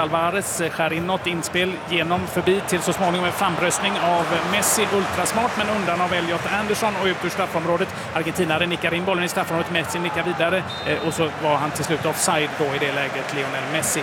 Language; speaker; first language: Swedish; native; Swedish